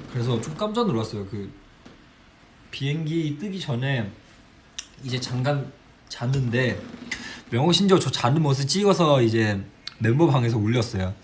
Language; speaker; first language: Korean; non-native, fluent; Chinese